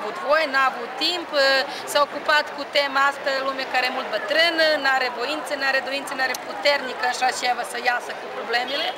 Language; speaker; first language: Romanian; early bilingual, heritage; Romanian